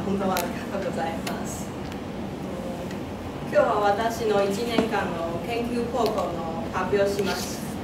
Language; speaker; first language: Japanese; non-native, learner; Chinese